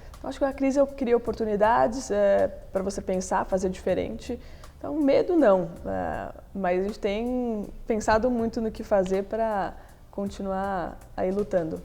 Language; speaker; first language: Portuguese; native; Portuguese